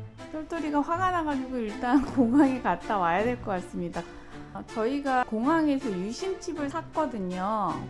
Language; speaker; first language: Korean; native; Korean